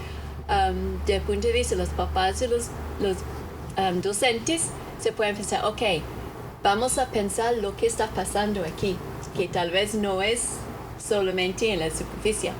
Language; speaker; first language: Spanish; non-native, fluent; English